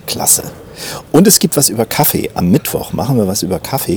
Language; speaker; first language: German; native; German